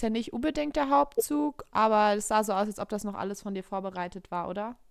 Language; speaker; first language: German; native; German